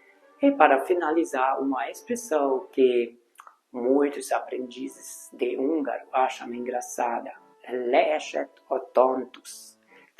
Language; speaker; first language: Portuguese; non-native, fluent; Hungarian